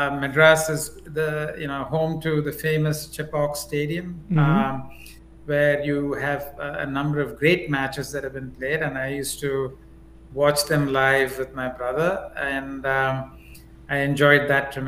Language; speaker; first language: English; non-native, local second language; Tamil